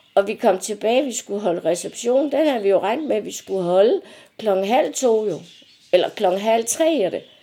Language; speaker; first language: Danish; native; Danish